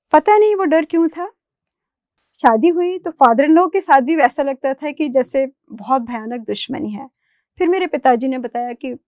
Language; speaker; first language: Hindi; native; Hindi